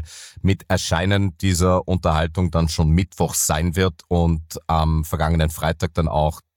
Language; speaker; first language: German; native; German